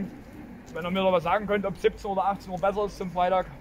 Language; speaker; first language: German; native; German